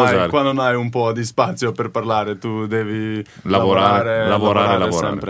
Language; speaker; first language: Italian; non-native, learner; Slovenian